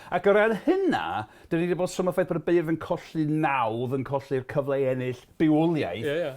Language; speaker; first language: Welsh; non-native, fluent; English